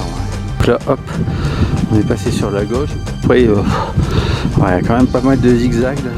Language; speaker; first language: French; native; French